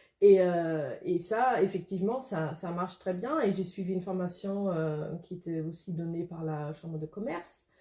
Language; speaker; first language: French; non-native, fluent; German